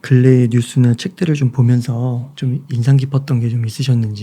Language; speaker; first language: Korean; native; Korean